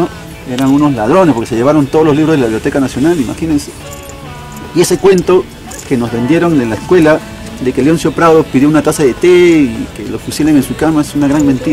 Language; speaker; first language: Spanish; native; Spanish